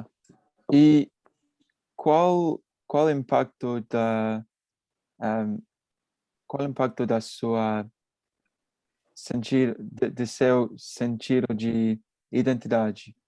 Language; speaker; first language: Portuguese; non-native, learner; English